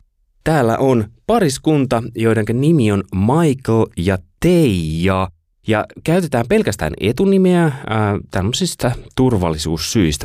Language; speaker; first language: Finnish; native; Finnish